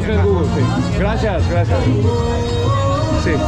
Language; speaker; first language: Spanish; non-native, learner; Portuguese